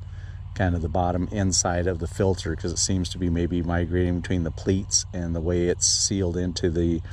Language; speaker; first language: English; native; English